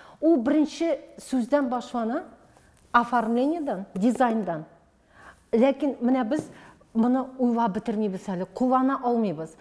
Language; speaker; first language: Tatar; native; Tatar